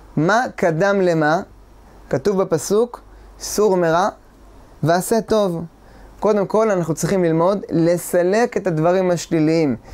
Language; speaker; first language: Hebrew; native; Hebrew